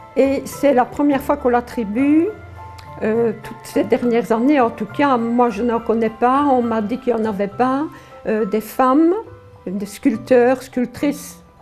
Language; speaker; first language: French; early bilingual, other home language; Polish